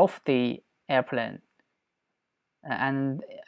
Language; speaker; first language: English; non-native, learner; Chinese